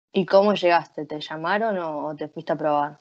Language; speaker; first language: Spanish; native; Spanish